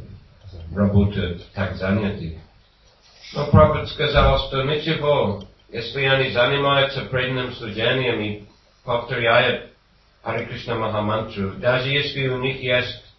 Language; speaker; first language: Russian; non-native, fluent; English